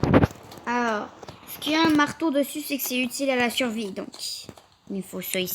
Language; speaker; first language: French; native; French